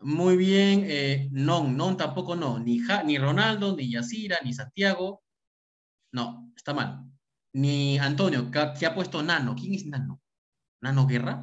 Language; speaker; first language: Spanish; native; Spanish